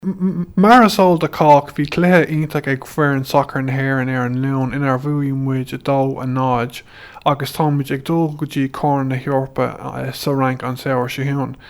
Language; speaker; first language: Irish; non-native, local second language; English